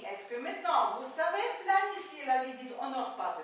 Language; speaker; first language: French; non-native, fluent; Ukrainian